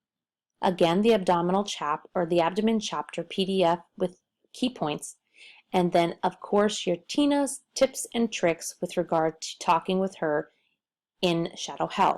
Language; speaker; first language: English; native; English